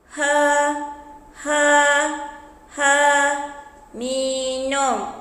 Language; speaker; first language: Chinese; non-native, local second language; Malay